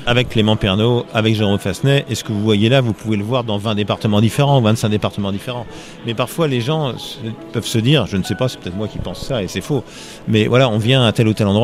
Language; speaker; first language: French; native; French